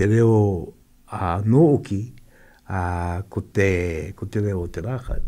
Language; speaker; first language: Māori; native; Māori